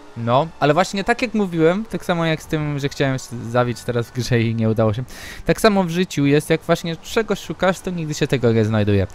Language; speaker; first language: Polish; early bilingual, heritage; Polish